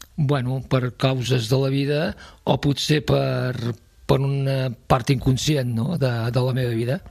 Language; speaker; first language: Catalan; native; Catalan